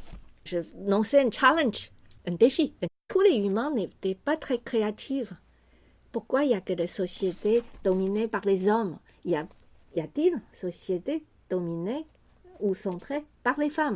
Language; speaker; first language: French; non-native, fluent; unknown